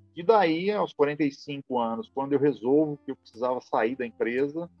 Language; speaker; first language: Portuguese; native; Portuguese